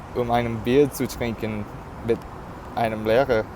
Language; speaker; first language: German; non-native, learner; English